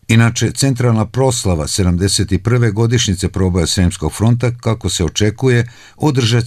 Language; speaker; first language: Serbian; native; Serbian